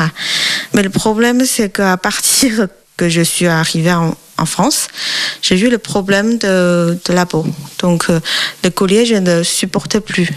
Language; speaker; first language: French; non-native, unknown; Chinese